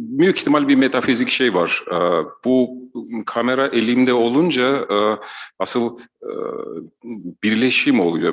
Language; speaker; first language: Turkish; non-native, fluent; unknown